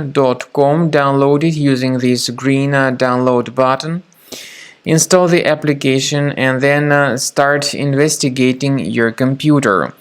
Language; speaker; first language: English; non-native, fluent; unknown